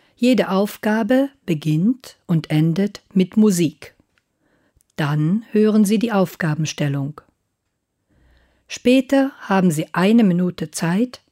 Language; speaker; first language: German; native; German